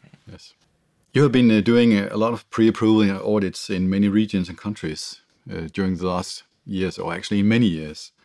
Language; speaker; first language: English; non-native, fluent; Danish